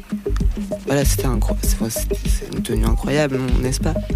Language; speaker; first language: French; native; French